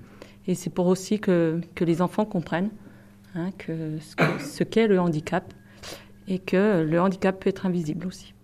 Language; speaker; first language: French; native; French